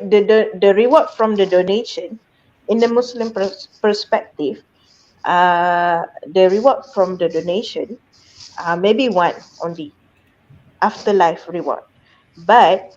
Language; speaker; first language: English; non-native, fluent; Malay